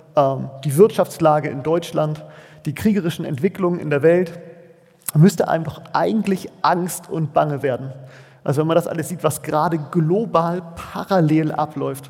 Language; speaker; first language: German; native; German